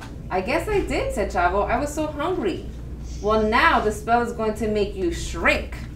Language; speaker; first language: English; early bilingual, other home language; Spanish